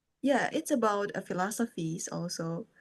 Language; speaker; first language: English; non-native, fluent; Indonesian